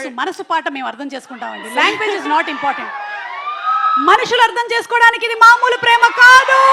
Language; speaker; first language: Telugu; native; Telugu